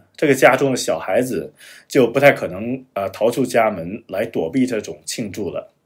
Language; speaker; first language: Chinese; non-native, fluent; German